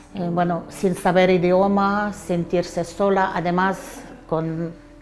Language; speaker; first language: Spanish; non-native, fluent; Ukrainian